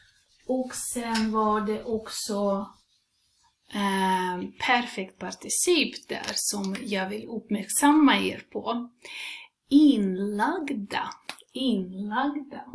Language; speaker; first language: Swedish; non-native, fluent; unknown